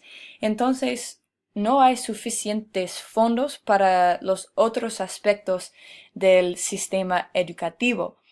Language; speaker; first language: Spanish; non-native, fluent; English